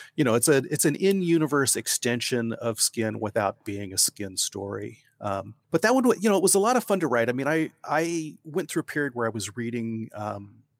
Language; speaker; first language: English; native; English